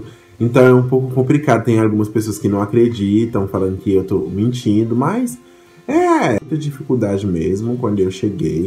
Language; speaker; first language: Portuguese; non-native, fluent; Haitian Creole